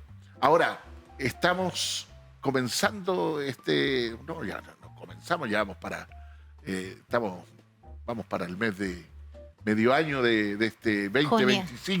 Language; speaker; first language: Spanish; native; Spanish